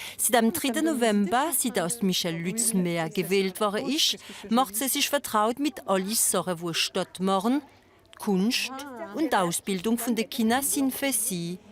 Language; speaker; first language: German; non-native, local second language; French